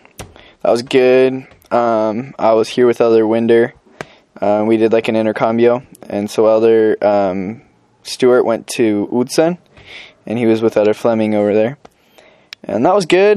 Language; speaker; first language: English; native; English